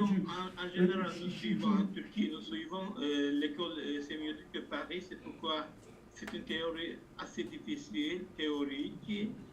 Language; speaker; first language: French; non-native, fluent; Turkish